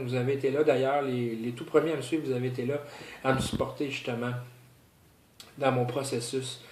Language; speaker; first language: French; native; French